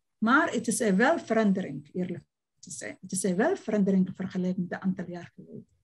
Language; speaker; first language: Dutch; non-native, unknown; Somali